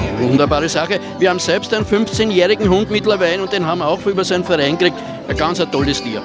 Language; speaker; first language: German; native; German